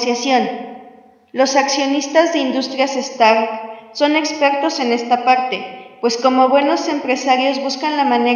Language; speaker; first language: Spanish; native; Spanish